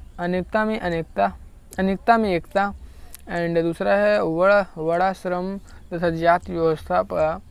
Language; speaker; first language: Hindi; native; Hindi